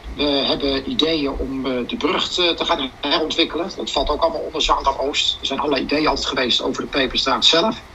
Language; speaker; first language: Dutch; native; Dutch